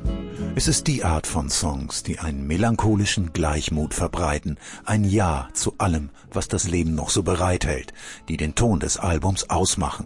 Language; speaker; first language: German; native; German